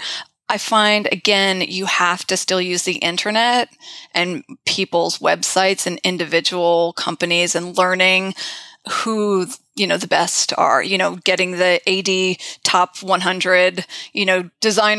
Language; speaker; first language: English; native; English